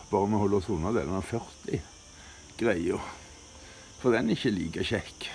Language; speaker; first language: Norwegian; native; Norwegian